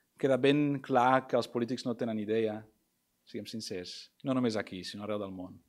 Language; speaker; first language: Catalan; non-native, fluent; English